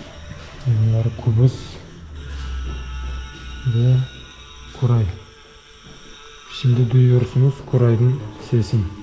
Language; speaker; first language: Turkish; non-native, learner; Bashkir